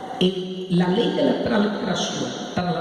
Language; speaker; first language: Spanish; native; Spanish